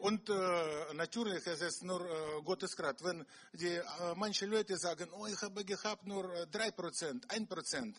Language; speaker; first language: German; non-native, learner; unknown